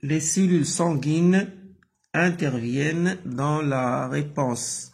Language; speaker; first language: French; non-native, local second language; Arabic